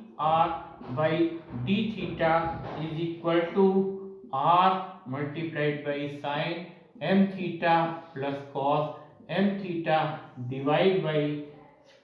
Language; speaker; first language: English; non-native, local second language; Hindi